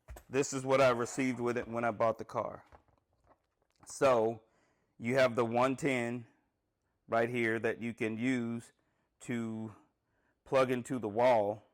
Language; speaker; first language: English; native; English